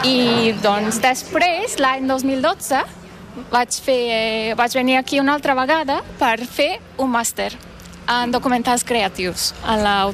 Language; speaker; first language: Catalan; non-native, fluent; Turkish